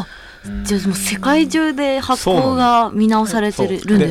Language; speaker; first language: Japanese; native; Japanese